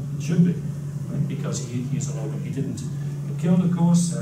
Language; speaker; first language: English; native; English